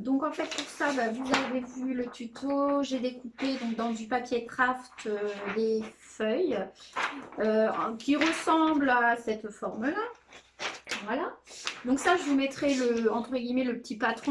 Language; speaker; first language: French; native; French